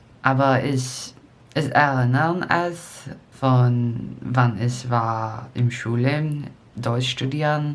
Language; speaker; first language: German; non-native, learner; English